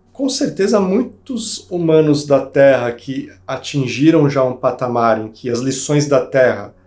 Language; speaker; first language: Portuguese; native; Portuguese